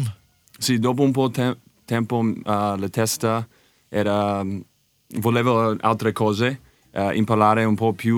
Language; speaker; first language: Italian; non-native, learner; English